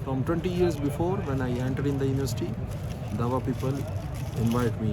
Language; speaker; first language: English; non-native, learner; Urdu